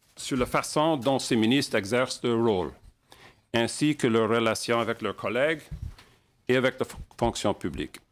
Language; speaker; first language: French; non-native, local second language; English